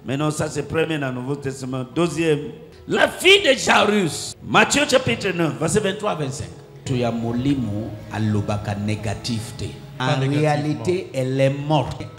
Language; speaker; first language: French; non-native, local second language; Lingala